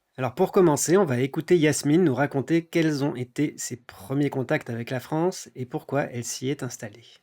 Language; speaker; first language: French; native; French